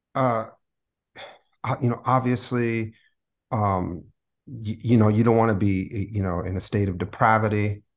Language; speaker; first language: English; early bilingual, other home language; Spanish